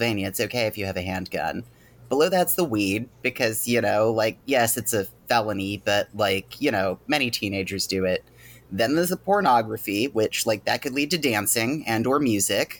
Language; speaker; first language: English; native; English